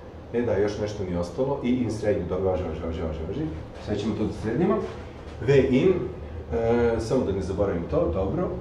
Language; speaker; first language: Serbian; native; Serbian